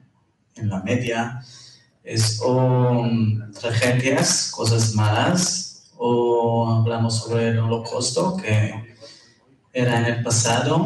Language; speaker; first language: Spanish; non-native, fluent; Hebrew